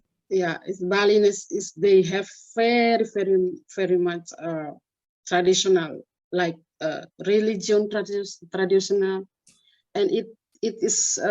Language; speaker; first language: English; non-native, learner; Indonesian